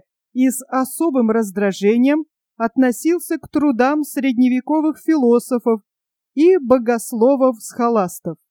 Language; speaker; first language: Russian; native; Russian